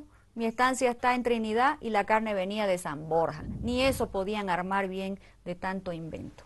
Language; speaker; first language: Spanish; native; Spanish